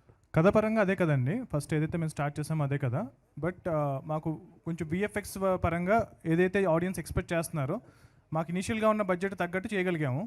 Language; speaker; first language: Telugu; native; Telugu